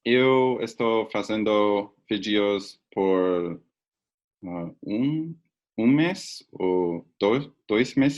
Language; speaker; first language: Portuguese; non-native, learner; English